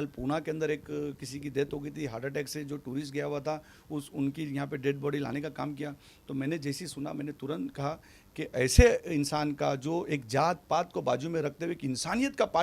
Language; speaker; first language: Hindi; native; Hindi